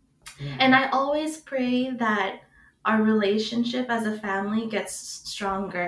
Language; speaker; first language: English; native; English